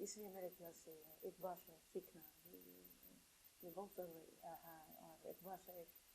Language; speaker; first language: Hindi; non-native, fluent; Finnish